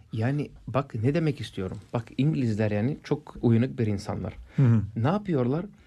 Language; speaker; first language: Turkish; non-native, fluent; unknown